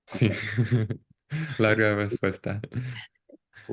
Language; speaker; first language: Spanish; non-native, fluent; English